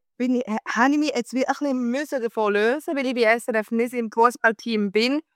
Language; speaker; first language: German; native; German